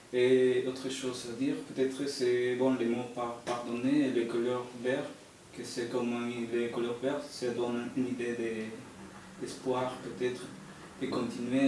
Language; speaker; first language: French; non-native, fluent; Spanish